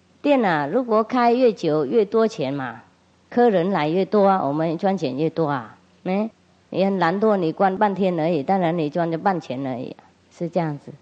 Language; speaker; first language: Chinese; non-native, fluent; Vietnamese